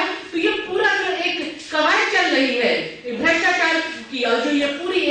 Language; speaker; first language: Hindi; native; Hindi